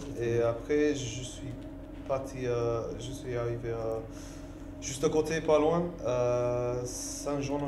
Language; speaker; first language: French; non-native, learner; English